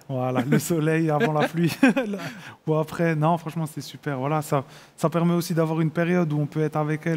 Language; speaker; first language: French; native; French